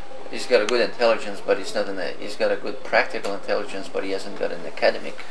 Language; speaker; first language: English; non-native, fluent; French